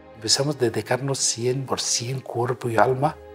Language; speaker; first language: Spanish; non-native, fluent; Arabic